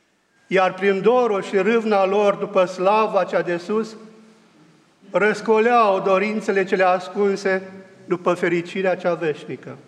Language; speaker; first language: Romanian; native; Romanian